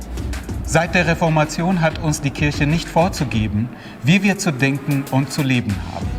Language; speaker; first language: German; non-native, fluent; Arabic